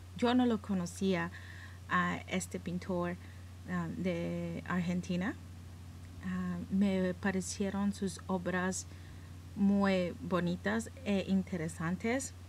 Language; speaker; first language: Spanish; early bilingual, heritage; English